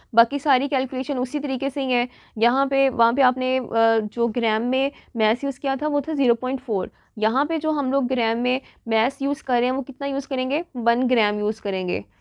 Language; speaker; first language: Urdu; non-native, local second language; Punjabi